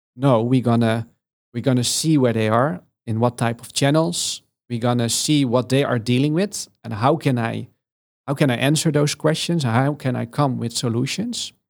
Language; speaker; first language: English; non-native, fluent; Dutch